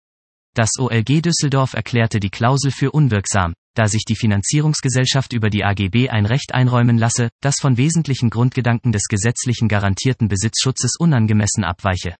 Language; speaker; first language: German; native; German